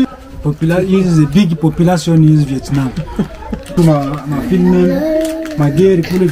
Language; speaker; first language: English; non-native, learner; Swahili